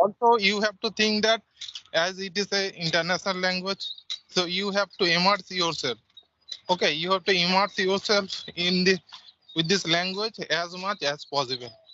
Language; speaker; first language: English; non-native, local second language; Santali